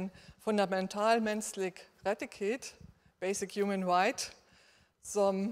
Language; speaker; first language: Swedish; non-native, fluent; German